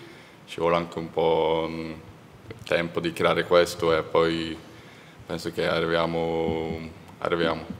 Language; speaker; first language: Italian; non-native, learner; Norwegian